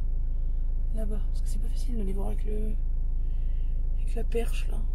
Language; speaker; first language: French; native; French